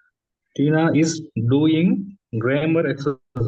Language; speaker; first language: English; non-native, learner; Tamil